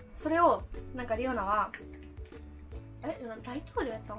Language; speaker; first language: Japanese; native; Japanese